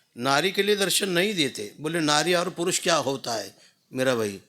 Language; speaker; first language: Hindi; non-native, local second language; Marathi